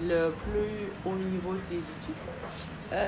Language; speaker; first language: French; non-native, fluent; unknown